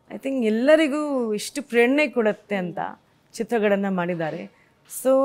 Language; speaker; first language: Kannada; non-native, local second language; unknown